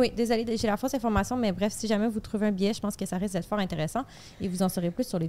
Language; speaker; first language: French; native; French